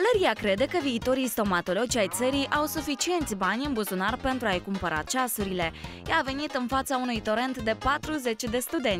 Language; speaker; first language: Romanian; native; Romanian